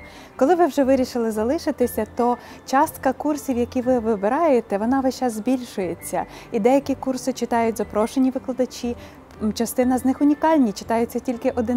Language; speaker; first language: Ukrainian; native; Ukrainian